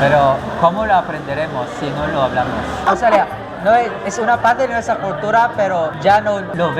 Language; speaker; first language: Spanish; non-native, learner; Filipino